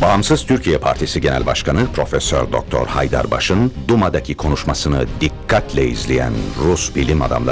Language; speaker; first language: Turkish; native; Turkish